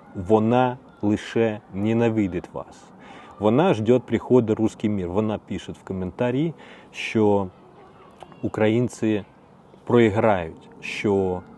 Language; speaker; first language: Ukrainian; non-native, learner; Russian